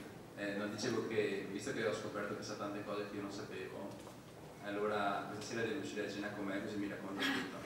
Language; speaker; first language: Italian; native; Italian